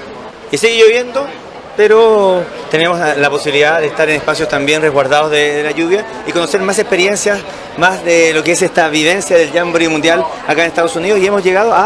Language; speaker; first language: Spanish; native; Spanish